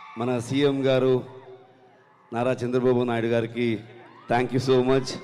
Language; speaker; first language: Telugu; non-native, learner; Kannada